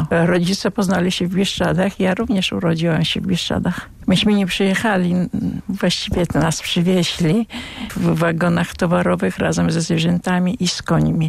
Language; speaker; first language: Polish; non-native, local second language; Ukrainian